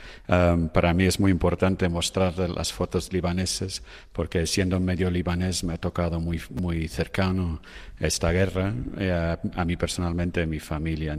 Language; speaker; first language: Spanish; non-native, fluent; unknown